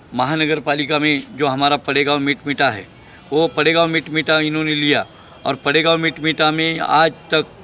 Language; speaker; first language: Hindi; non-native, local second language; Marathi